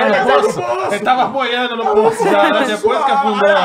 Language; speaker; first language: Portuguese; native; Portuguese